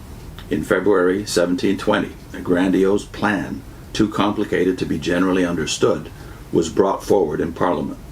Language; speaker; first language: English; native; English